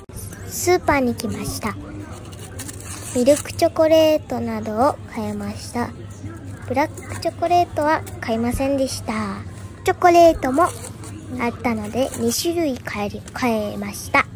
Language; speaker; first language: Japanese; early bilingual, other home language; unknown